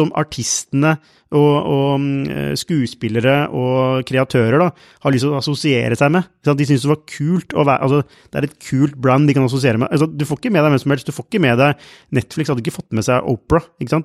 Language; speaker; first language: Norwegian; native; Norwegian